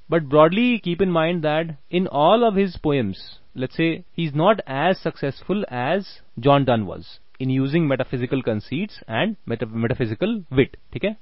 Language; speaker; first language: English; non-native, local second language; Hindi